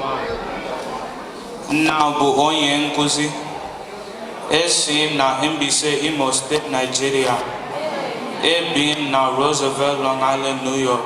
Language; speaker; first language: Igbo; early bilingual, heritage; Igbo